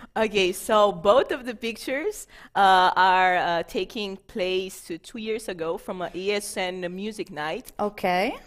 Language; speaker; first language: English; non-native, fluent; Romanian